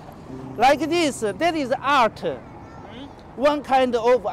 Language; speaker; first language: English; non-native, learner; Korean